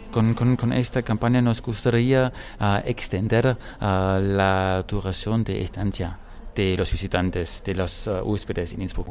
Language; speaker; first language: Spanish; non-native, fluent; German